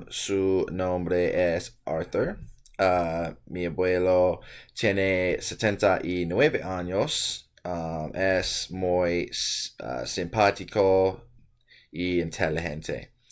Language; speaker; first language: Spanish; non-native, learner; English